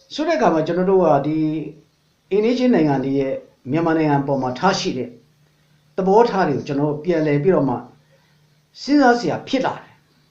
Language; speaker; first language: Burmese; non-native, local second language; Hakha Chin